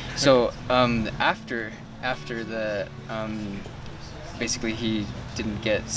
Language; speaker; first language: English; native; English